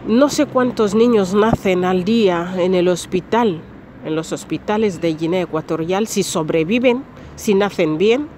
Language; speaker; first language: Spanish; non-native, local second language; Fang